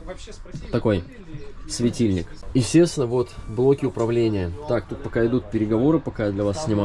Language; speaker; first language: Russian; native; Russian